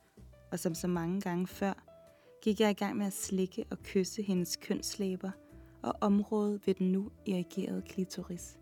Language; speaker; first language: Danish; native; Danish